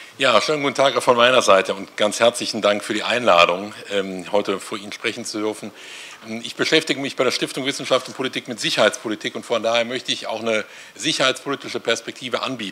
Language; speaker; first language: German; native; German